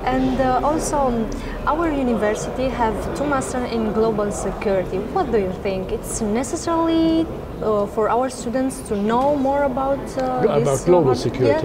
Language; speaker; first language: English; non-native, learner; Romanian